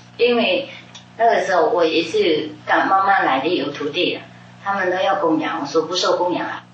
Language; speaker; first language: Chinese; non-native, fluent; Vietnamese